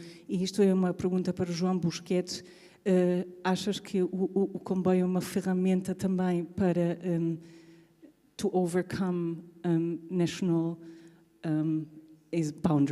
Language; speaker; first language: Portuguese; non-native, fluent; German